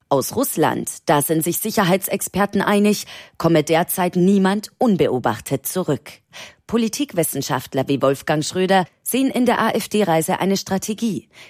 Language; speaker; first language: German; native; German